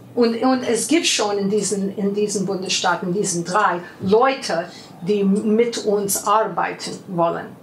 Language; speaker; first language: German; non-native, fluent; English